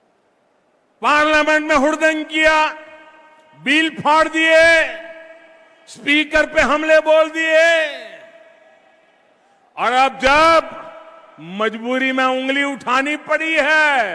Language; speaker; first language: Hindi; non-native, local second language; Gujarati